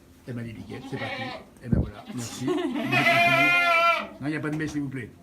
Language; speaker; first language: French; native; French